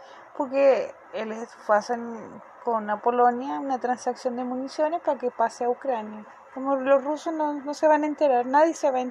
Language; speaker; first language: Portuguese; non-native, fluent; Spanish